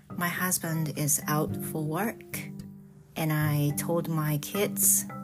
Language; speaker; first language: English; non-native, fluent; Japanese